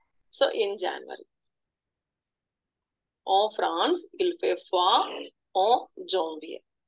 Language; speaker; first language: French; non-native, fluent; Telugu